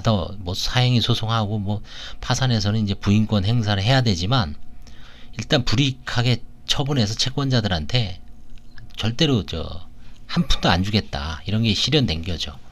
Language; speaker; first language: Korean; native; Korean